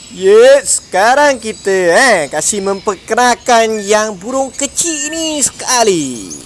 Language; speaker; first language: Malay; non-native, local second language; Chinese